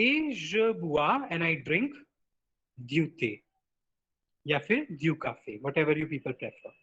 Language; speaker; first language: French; non-native, fluent; Hindi